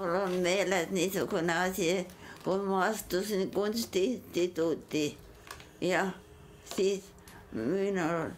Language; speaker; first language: Estonian; non-native, local second language; Yiddish